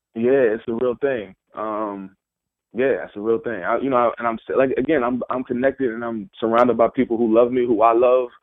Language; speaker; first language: English; native; English